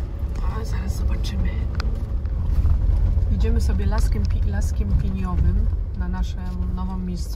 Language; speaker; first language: Polish; native; Polish